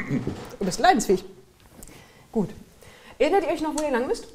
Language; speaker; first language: German; native; German